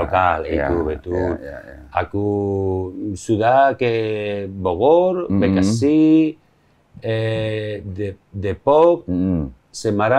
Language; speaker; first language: Indonesian; non-native, learner; Spanish